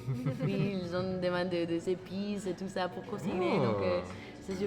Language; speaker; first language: French; non-native, learner; Spanish